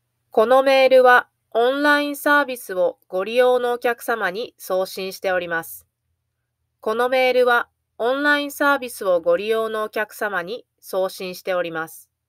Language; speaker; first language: Japanese; native; Japanese